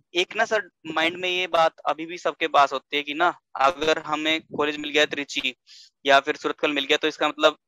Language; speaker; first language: Hindi; native; Hindi